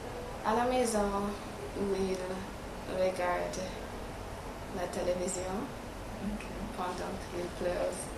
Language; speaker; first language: French; non-native, learner; English